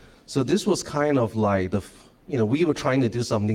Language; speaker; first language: English; non-native, local second language; Cantonese